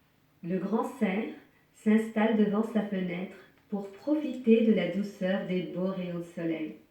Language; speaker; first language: French; native; French